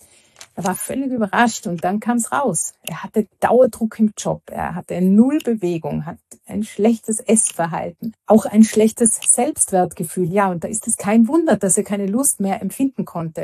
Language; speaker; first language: German; native; German